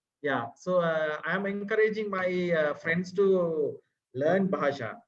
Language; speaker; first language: English; non-native, fluent; Sinhala